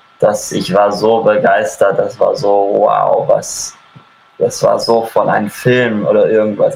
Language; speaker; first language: German; early bilingual, heritage; German